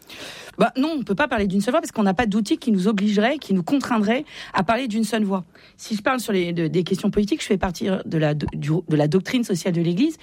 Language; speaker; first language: French; native; French